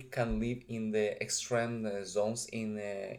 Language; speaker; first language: English; non-native, learner; Spanish